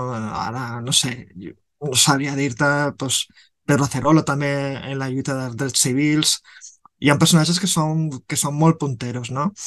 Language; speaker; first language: Catalan; non-native, local second language; Spanish